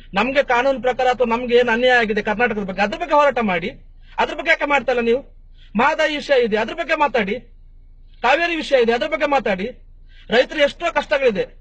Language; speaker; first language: Kannada; non-native, local second language; Tulu